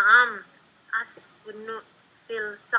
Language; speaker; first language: Arabic; non-native, learner; Indonesian